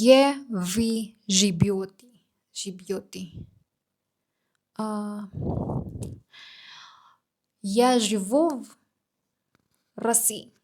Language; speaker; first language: Russian; non-native, learner; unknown